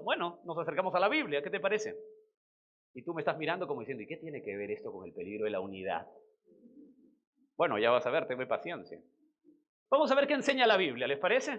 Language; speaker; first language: Spanish; native; Spanish